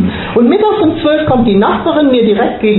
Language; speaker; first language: German; native; German